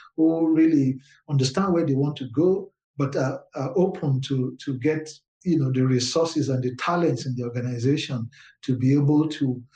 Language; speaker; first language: English; non-native, local second language; Yoruba